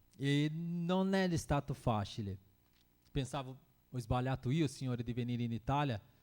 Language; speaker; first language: Italian; non-native, fluent; Portuguese